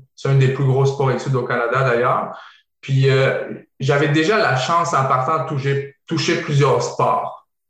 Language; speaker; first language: French; early bilingual, other home language; Bosnian